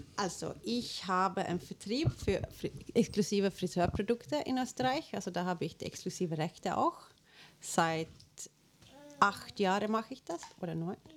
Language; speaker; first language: German; non-native, fluent; Swedish